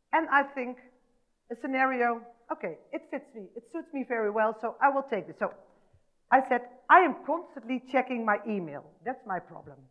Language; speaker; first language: English; non-native, fluent; Dutch